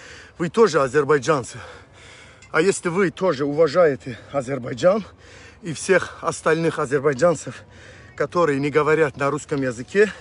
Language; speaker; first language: Russian; non-native, local second language; Azerbaijani